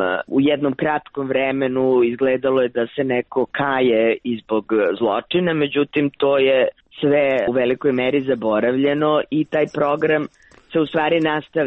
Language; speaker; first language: Croatian; native; Croatian